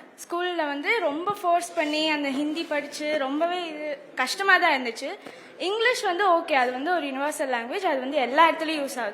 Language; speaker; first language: Tamil; native; Tamil